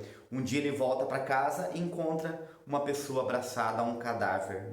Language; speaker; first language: Portuguese; native; Portuguese